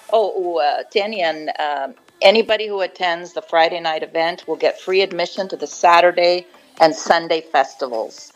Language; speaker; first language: English; early bilingual, other home language; Arabic